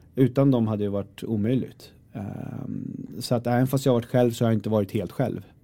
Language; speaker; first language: Swedish; early bilingual, other home language; Kurdish